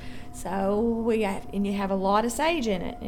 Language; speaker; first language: English; native; English